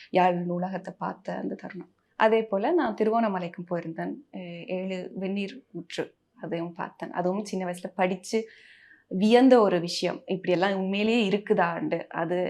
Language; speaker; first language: Tamil; early bilingual, heritage; Tamil